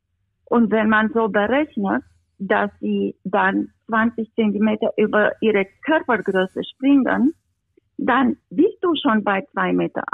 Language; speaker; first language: German; non-native, fluent; Romanian